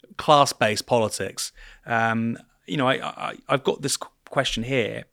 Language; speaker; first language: English; native; English